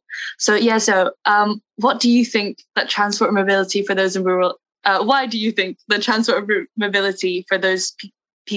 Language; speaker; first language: English; native; English